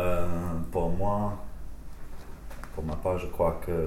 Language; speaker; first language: French; non-native, fluent; English